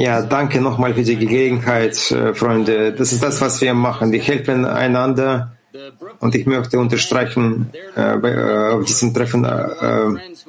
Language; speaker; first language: German; non-native, fluent; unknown